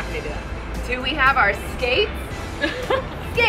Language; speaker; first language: English; native; English